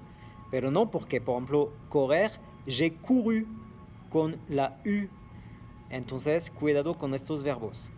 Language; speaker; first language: Spanish; non-native, fluent; French